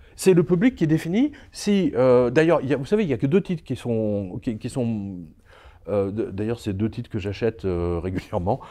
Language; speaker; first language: French; early bilingual, other home language; Serbian